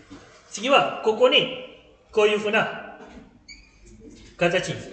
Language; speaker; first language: Japanese; non-native, fluent; Malay